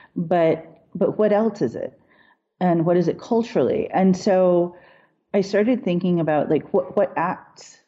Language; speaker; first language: English; native; English